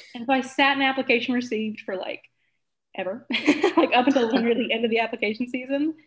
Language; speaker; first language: English; native; English